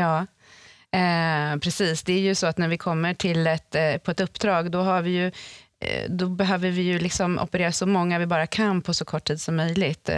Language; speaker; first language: Swedish; native; Swedish